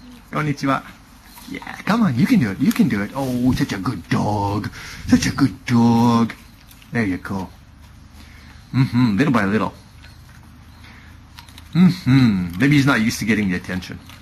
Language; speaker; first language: English; native; English